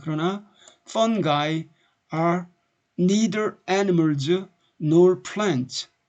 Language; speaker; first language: English; non-native, fluent; Korean